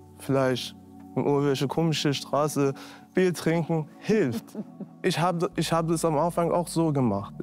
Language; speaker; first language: German; non-native, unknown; Persian